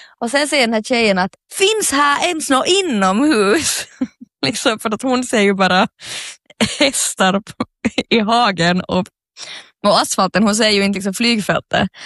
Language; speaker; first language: Swedish; native; Swedish